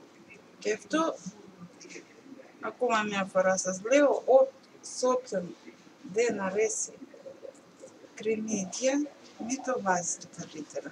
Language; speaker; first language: Greek; non-native, learner; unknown